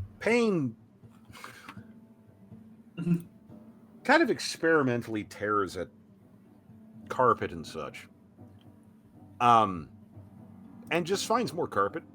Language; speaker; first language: English; native; English